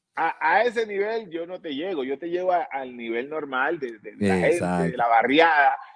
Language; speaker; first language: Spanish; native; Spanish